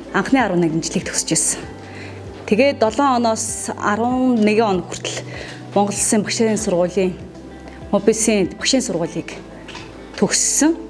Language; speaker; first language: Mongolian; native; Mongolian